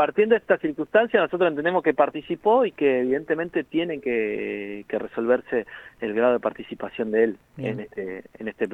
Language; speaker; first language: Spanish; native; Spanish